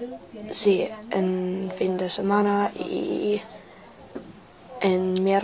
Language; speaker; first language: Spanish; non-native, learner; English